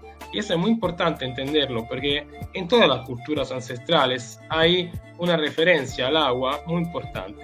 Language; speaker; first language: Spanish; native; Spanish